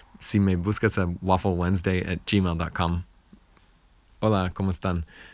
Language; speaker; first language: Spanish; non-native, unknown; English